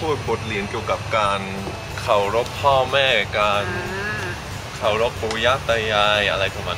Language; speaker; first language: Thai; non-native, fluent; Dutch